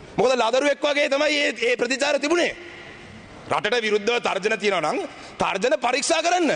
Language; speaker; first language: Sinhala; non-native, local second language; Tamil